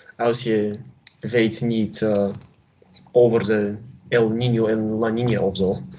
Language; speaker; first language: Dutch; non-native, learner; Bulgarian